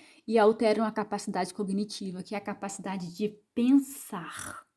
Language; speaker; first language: Portuguese; native; Portuguese